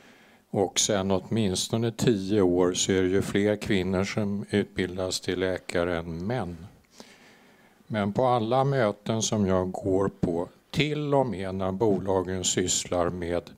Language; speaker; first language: Swedish; native; Swedish